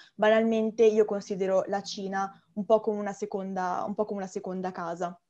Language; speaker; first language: Italian; native; Italian